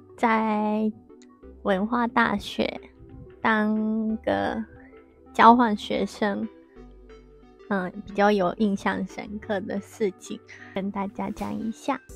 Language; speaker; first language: Chinese; non-native, fluent; Japanese